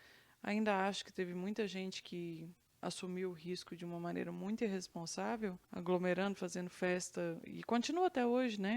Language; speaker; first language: Portuguese; native; Portuguese